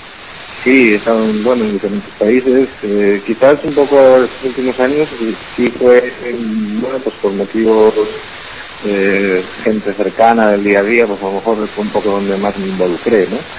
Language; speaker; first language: Spanish; native; Spanish